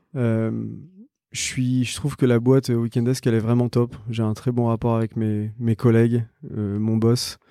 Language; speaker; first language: French; native; French